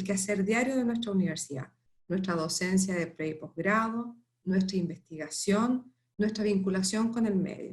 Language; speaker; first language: Spanish; native; Spanish